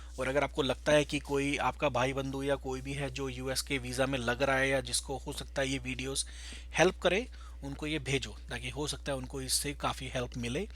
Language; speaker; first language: Hindi; native; Hindi